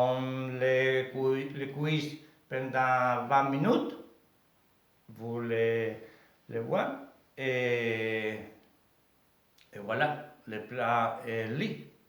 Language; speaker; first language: French; non-native, learner; Spanish